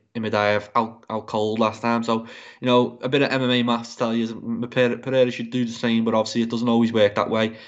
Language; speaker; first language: English; native; English